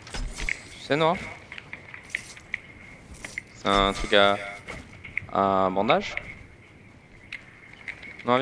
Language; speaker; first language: French; native; French